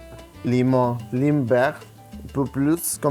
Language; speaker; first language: French; non-native, fluent; Spanish